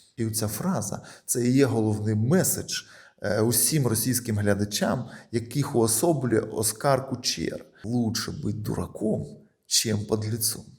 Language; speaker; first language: Ukrainian; non-native, local second language; Russian